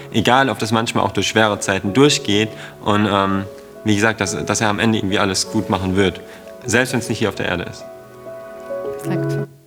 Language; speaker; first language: German; native; German